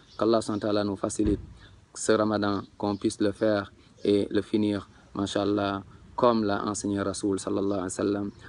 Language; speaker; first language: French; non-native, local second language; Wolof